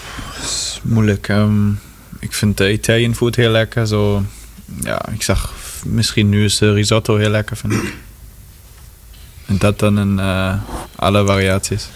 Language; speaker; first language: Dutch; non-native, fluent; German